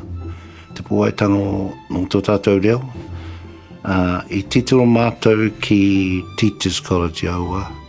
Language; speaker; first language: Māori; non-native, local second language; English